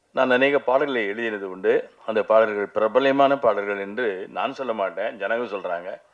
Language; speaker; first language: Tamil; native; Tamil